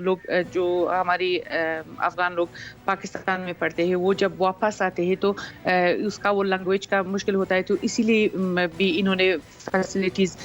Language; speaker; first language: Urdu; non-native, fluent; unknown